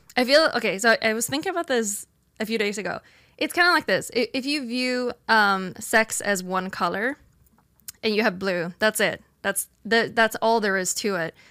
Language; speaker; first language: English; non-native, fluent; Swedish